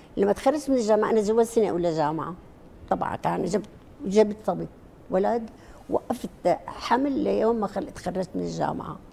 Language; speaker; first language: Arabic; non-native, local second language; Kurdish